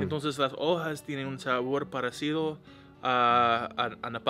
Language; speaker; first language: Spanish; non-native, learner; English